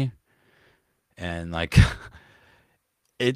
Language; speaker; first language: English; native; English